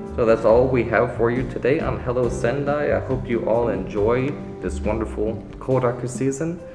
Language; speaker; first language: English; native; English